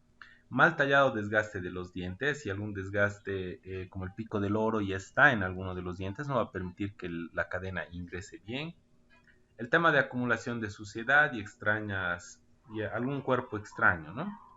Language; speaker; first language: Spanish; native; Spanish